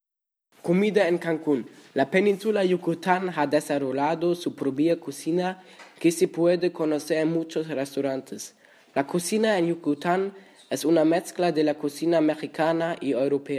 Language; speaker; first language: Spanish; non-native, learner; German